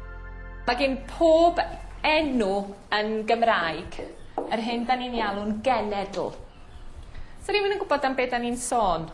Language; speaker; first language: Welsh; native; Welsh